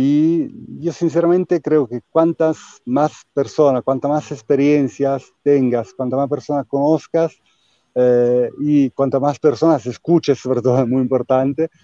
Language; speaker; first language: Spanish; non-native, fluent; Italian